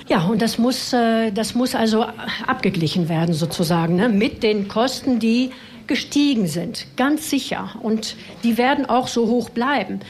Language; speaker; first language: German; non-native, fluent; French